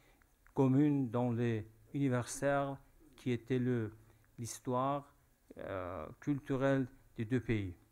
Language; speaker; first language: French; non-native, fluent; Persian